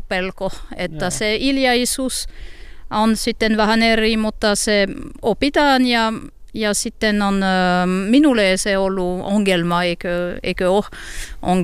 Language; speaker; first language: Finnish; non-native, learner; French